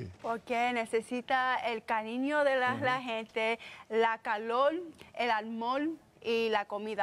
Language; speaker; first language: Spanish; early bilingual, heritage; English